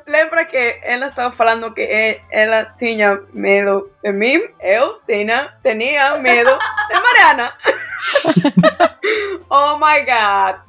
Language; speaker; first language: Portuguese; non-native, learner; Spanish